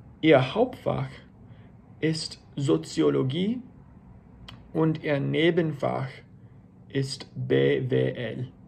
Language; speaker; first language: German; non-native, learner; English